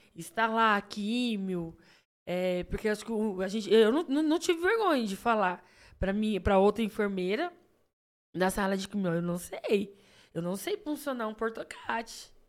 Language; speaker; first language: Portuguese; native; Portuguese